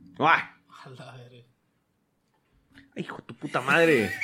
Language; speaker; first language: Spanish; native; Spanish